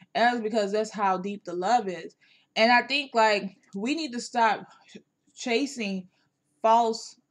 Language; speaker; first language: English; native; English